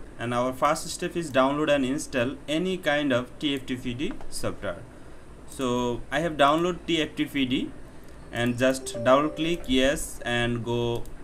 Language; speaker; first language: English; non-native, local second language; Bangla